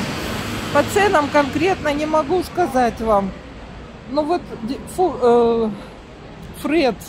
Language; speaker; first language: Russian; native; Russian